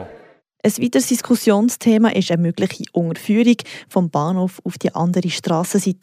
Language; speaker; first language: German; native; German